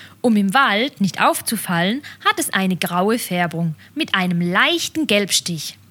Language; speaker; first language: German; native; German